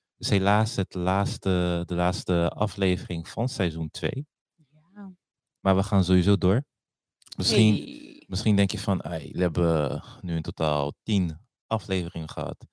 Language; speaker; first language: Dutch; early bilingual, other home language; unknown